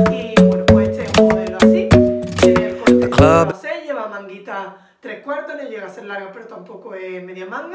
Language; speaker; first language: Spanish; native; Spanish